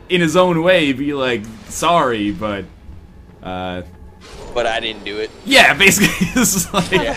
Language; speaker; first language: English; native; English